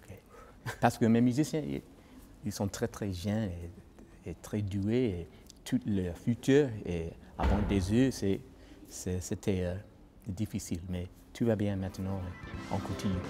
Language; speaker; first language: French; non-native, fluent; English